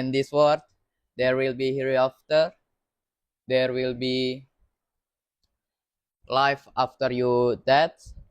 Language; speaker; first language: English; non-native, learner; Indonesian